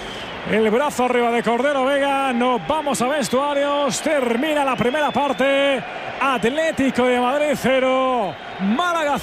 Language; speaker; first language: Spanish; native; Spanish